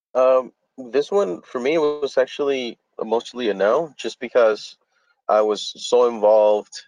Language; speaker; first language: English; early bilingual, other home language; Spanish